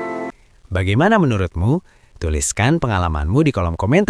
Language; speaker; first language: Indonesian; native; Indonesian